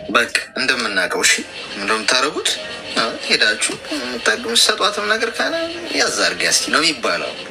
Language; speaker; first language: Amharic; native; Amharic